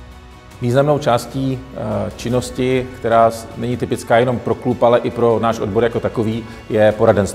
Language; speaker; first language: Czech; native; Czech